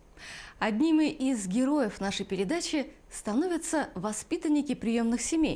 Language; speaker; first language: Russian; native; Russian